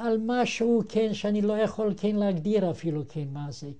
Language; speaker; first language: Hebrew; non-native, fluent; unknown